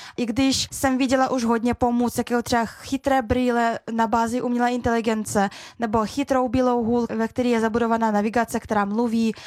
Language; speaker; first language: Czech; early bilingual, other home language; Russian